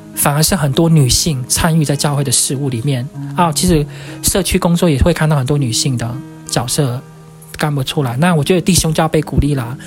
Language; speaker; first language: Chinese; native; Chinese